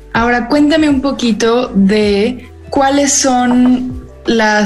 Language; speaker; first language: Spanish; native; Spanish